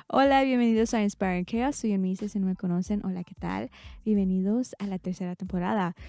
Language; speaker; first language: Spanish; early bilingual, heritage; Spanish